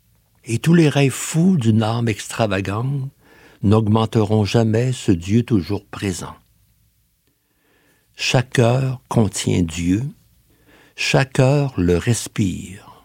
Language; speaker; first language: French; native; French